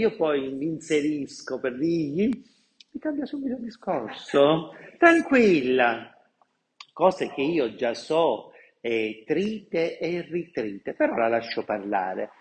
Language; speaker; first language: Italian; non-native, local second language; Sicilian